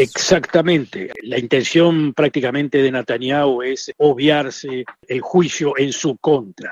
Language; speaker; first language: Spanish; native; Spanish